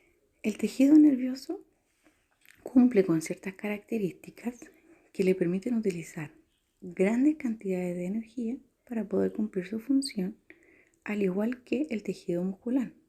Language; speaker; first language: Spanish; native; Spanish